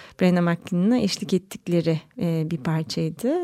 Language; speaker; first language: Turkish; native; Turkish